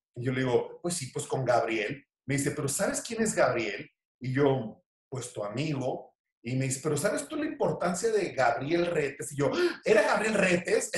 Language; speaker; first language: Spanish; native; Spanish